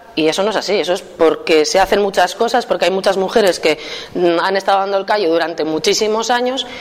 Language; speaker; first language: Spanish; native; Spanish